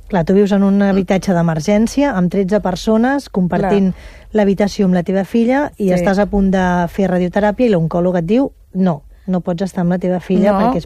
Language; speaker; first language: Catalan; native; Catalan